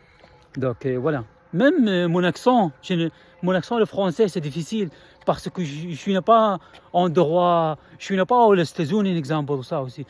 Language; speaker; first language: French; non-native, learner; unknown